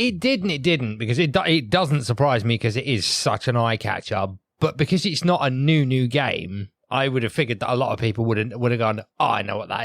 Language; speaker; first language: English; native; English